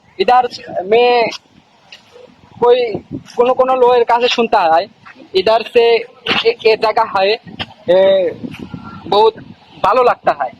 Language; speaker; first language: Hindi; non-native, learner; Bangla